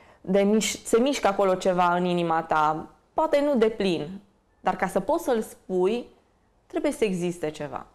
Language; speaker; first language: Romanian; native; Romanian